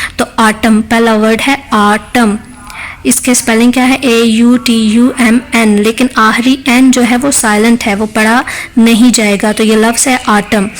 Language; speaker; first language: Urdu; non-native, local second language; Punjabi